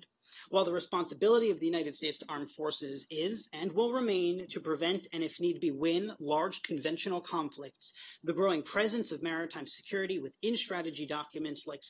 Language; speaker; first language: English; native; English